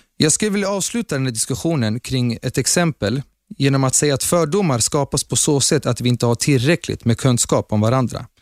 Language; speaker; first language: Swedish; early bilingual, other home language; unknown